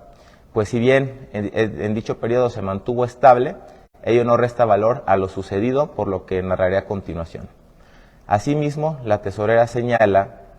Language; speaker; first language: Spanish; native; Spanish